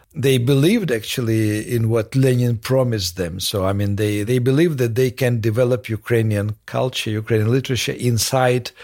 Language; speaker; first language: English; non-native, fluent; Russian